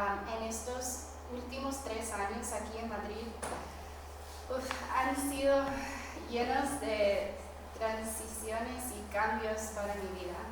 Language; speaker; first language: Spanish; non-native, fluent; English